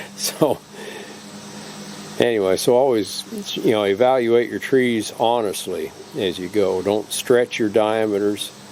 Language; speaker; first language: English; native; English